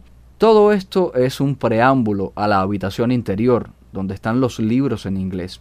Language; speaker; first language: Spanish; native; Spanish